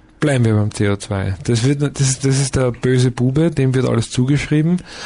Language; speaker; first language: German; native; German